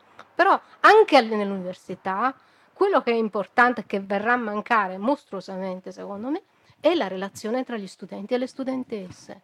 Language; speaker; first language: Italian; native; Italian